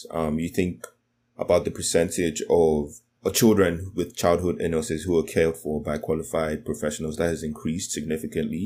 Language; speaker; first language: English; non-native, local second language; Yoruba